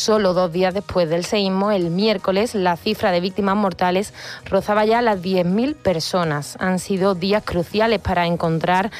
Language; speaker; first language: Spanish; native; Spanish